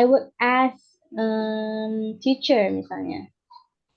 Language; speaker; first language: English; non-native, learner; Indonesian